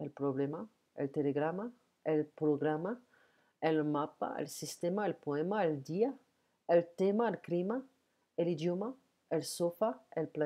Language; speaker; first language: Spanish; non-native, learner; French